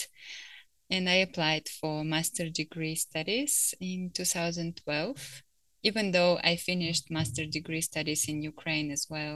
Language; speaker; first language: English; non-native, fluent; Ukrainian